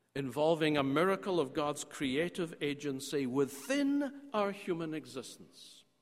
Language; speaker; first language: English; native; English